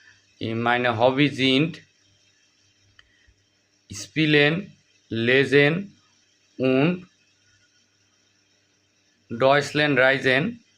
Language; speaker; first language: German; non-native, learner; Bangla